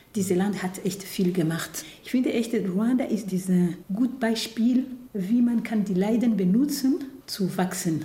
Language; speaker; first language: German; non-native, fluent; Kinyarwanda